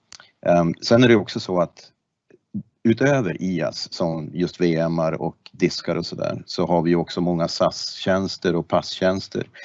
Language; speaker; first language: Swedish; native; Swedish